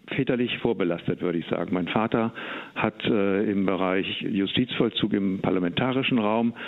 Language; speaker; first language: German; native; German